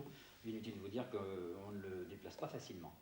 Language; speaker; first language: French; native; French